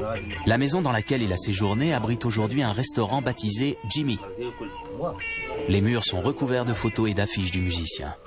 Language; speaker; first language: French; native; French